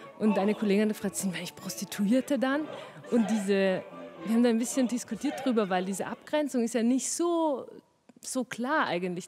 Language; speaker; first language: German; native; German